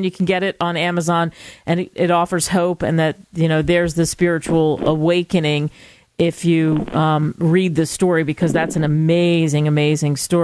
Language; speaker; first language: English; native; English